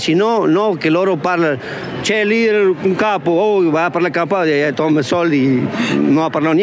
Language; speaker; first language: Italian; non-native, learner; Spanish